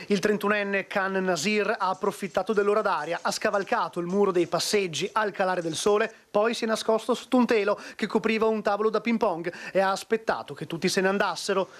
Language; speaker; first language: Italian; native; Italian